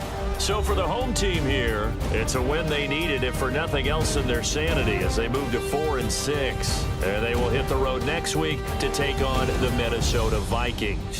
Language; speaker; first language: English; native; English